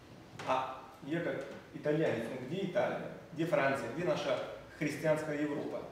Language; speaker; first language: Russian; non-native, fluent; Italian